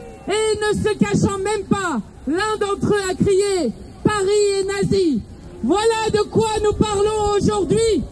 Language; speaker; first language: French; native; French